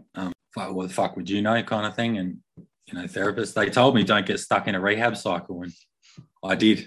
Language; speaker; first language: English; native; English